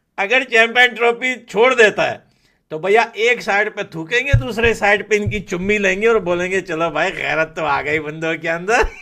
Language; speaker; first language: Hindi; non-native, fluent; Pashto